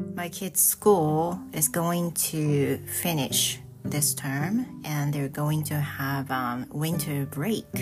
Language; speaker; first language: English; non-native, fluent; Japanese